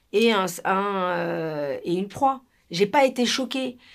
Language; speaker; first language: French; non-native, fluent; Spanish